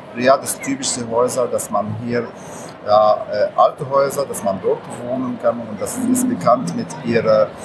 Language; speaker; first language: German; non-native, learner; Arabic